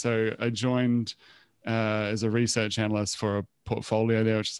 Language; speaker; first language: English; native; English